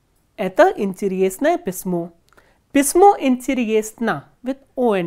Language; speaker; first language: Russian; non-native, fluent; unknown